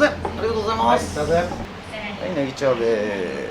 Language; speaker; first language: Japanese; native; Japanese